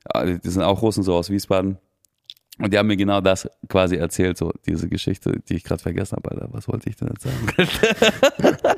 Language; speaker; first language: German; early bilingual, other home language; Russian